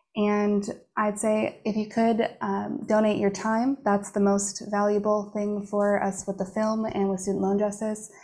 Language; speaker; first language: English; native; English